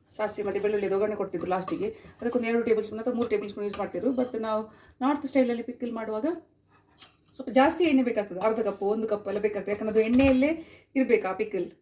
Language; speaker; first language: Kannada; non-native, local second language; Konkani